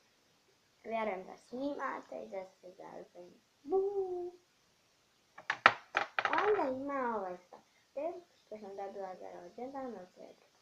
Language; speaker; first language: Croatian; early bilingual, heritage; Bosnian